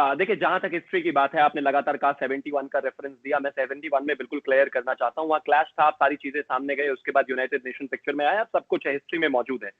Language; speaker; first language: Hindi; native; Hindi